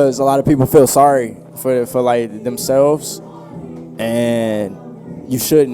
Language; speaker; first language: English; native; English